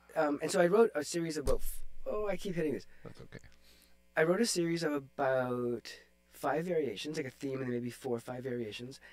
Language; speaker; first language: English; native; English